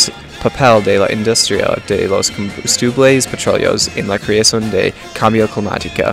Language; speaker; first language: Spanish; non-native, learner; English